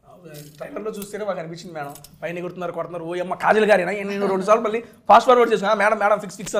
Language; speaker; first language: Telugu; native; Telugu